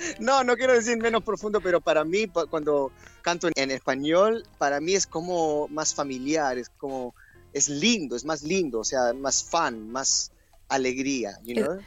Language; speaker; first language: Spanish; early bilingual, heritage; English